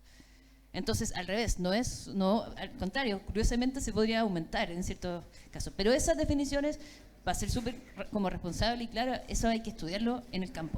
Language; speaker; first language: Spanish; native; Spanish